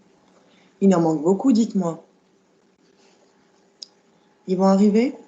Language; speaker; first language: French; non-native, local second language; Arabic